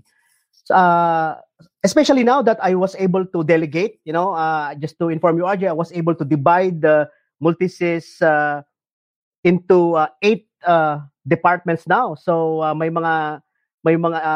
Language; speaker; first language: English; non-native, local second language; Iloko